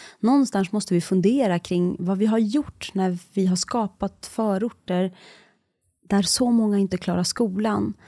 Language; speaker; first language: Swedish; early bilingual, other home language; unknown